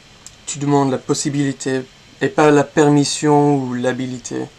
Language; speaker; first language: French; non-native, fluent; English